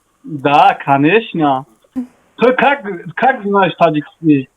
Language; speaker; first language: Russian; non-native, learner; Tajik